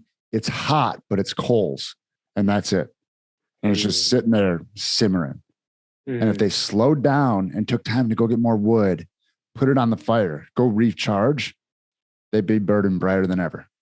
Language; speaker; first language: English; native; English